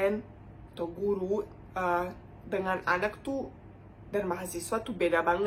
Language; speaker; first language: Indonesian; non-native, fluent; Bosnian